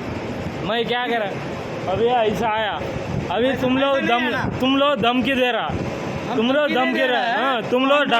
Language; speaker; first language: Hindi; non-native, local second language; Kannada